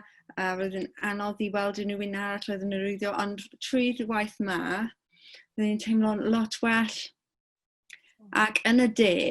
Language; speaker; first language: Welsh; non-native, fluent; English